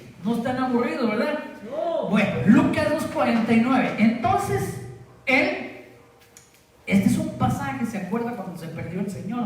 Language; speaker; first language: Spanish; native; Spanish